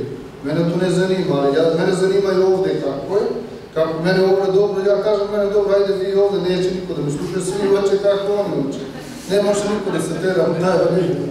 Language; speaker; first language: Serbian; non-native, learner; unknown